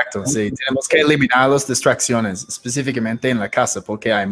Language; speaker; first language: Spanish; non-native, fluent; English